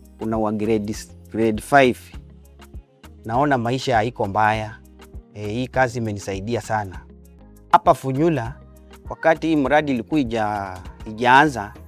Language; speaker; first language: Swahili; non-native, local second language; Luyia